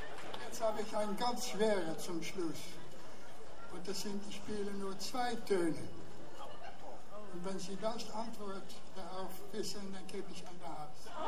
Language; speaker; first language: German; non-native, fluent; Dutch